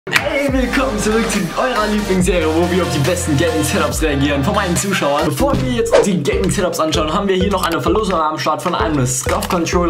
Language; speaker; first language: German; native; German